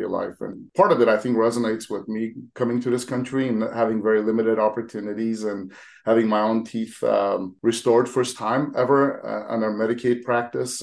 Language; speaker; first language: English; early bilingual, other home language; Armenian